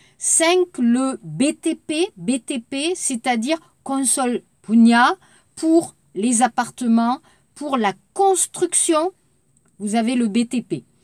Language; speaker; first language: French; native; French